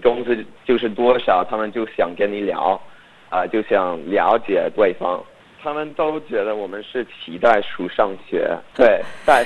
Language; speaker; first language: Chinese; non-native, learner; English